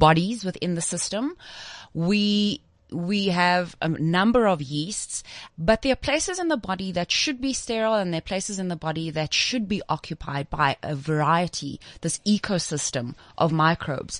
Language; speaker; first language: English; native; English